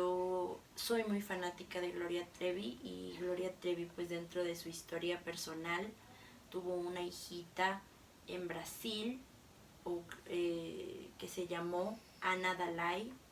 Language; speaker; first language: Spanish; native; Spanish